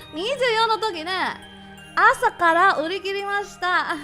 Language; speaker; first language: Japanese; non-native, learner; English